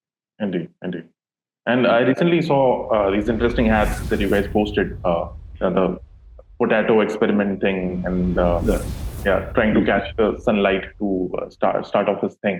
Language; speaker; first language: English; non-native, local second language; Hindi